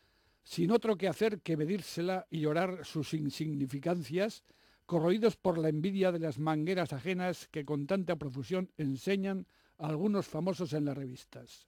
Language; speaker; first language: Spanish; native; Spanish